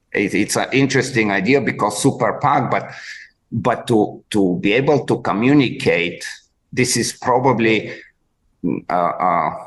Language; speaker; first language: English; non-native, fluent; Bulgarian